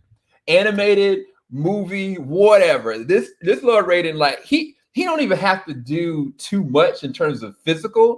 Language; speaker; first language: English; native; English